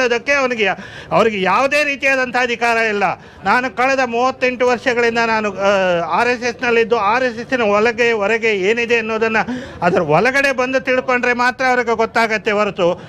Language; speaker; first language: Kannada; native; Kannada